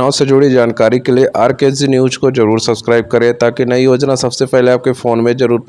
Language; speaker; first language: Hindi; native; Hindi